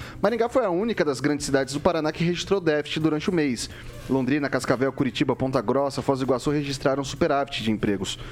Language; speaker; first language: Portuguese; native; Portuguese